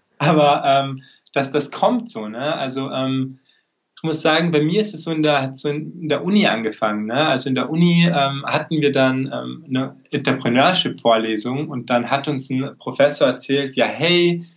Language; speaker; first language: German; native; German